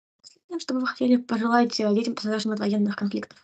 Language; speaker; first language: Russian; native; Russian